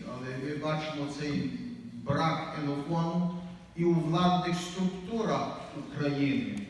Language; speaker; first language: Ukrainian; native; Ukrainian